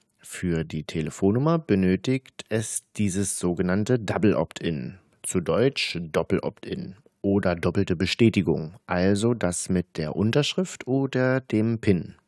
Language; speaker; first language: German; native; German